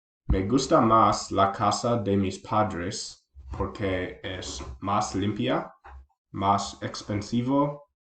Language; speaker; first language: Spanish; non-native, learner; English